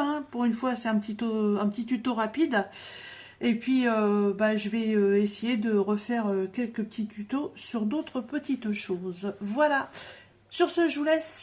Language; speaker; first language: French; native; French